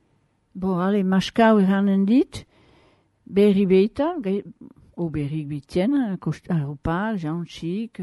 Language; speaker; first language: Basque; native; Basque